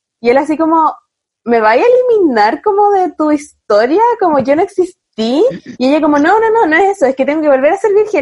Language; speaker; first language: Spanish; native; Spanish